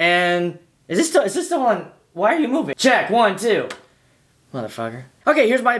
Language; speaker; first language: English; native; English